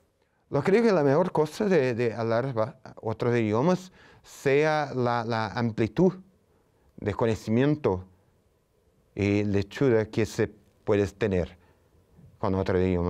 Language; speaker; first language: Spanish; non-native, fluent; Portuguese